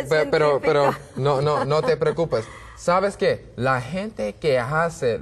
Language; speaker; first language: Spanish; non-native, learner; English